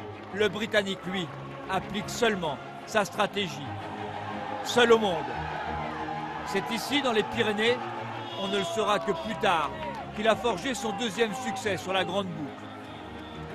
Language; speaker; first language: French; native; French